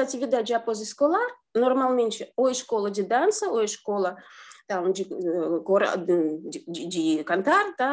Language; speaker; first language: Portuguese; non-native, fluent; Russian